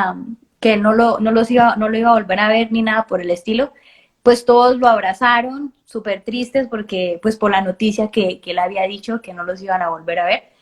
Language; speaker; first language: Spanish; native; Spanish